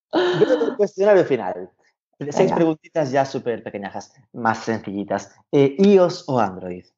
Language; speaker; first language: Spanish; native; Spanish